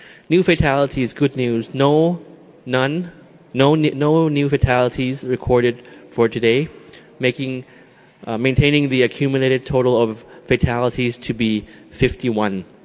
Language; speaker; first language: English; non-native, fluent; Thai